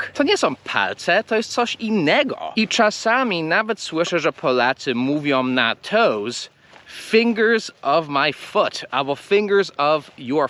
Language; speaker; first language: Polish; early bilingual, heritage; English